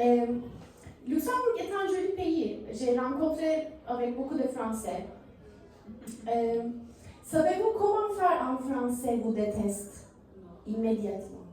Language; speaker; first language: French; non-native, learner; Turkish